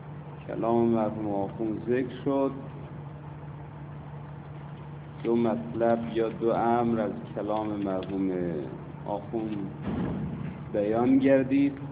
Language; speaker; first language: Persian; native; Persian